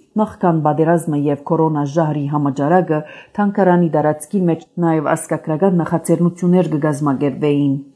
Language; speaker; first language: Armenian; native; Armenian